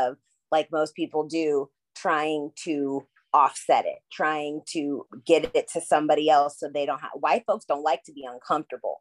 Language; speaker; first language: English; native; English